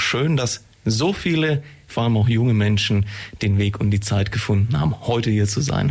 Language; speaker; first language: German; native; German